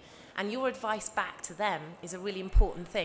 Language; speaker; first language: English; native; English